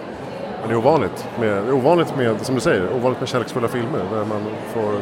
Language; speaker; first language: Swedish; native; Swedish